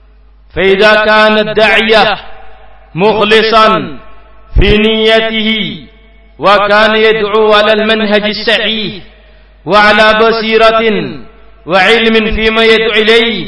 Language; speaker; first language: Arabic; non-native, fluent; Indonesian